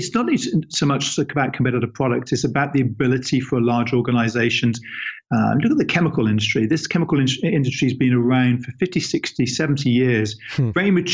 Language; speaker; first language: English; native; English